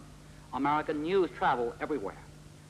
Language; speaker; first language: English; non-native, local second language; Korean